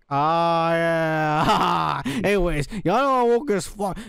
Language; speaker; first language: English; early bilingual, other home language; Spanish